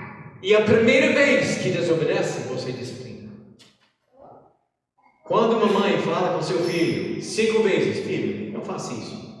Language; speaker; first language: Portuguese; non-native, fluent; English